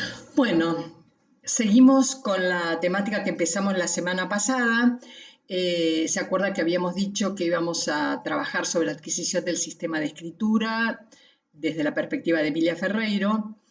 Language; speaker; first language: Spanish; native; Spanish